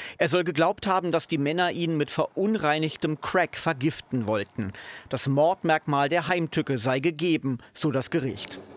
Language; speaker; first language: German; native; German